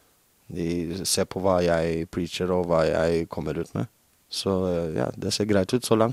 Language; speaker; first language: Norwegian; non-native, fluent; English